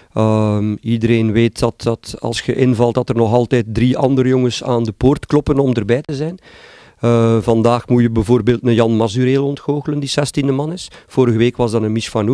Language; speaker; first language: Dutch; native; Dutch